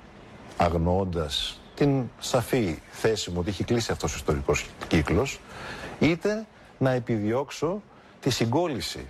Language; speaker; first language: Greek; native; Greek